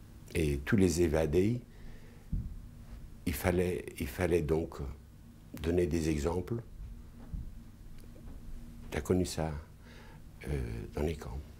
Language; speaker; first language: French; non-native, fluent; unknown